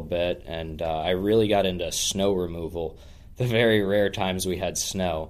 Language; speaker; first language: English; native; English